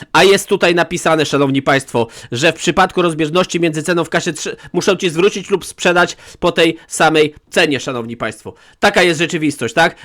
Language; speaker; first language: Polish; native; Polish